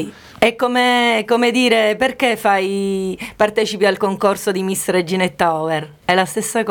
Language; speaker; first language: Italian; native; Italian